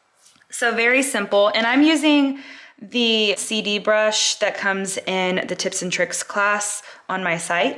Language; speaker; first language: English; native; English